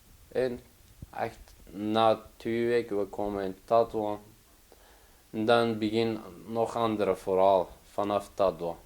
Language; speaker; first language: Dutch; non-native, learner; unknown